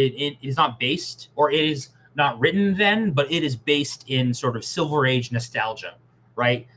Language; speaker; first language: English; native; English